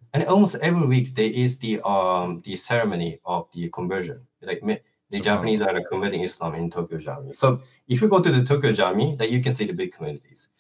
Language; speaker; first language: English; non-native, fluent; Japanese